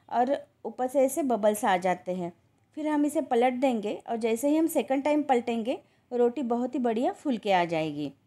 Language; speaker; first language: Hindi; non-native, local second language; Marathi